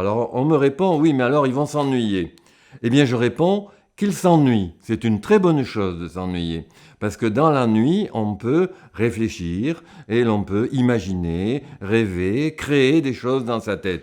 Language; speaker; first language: French; native; French